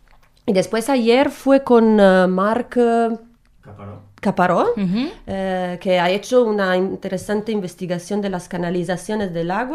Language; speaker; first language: Spanish; non-native, learner; Italian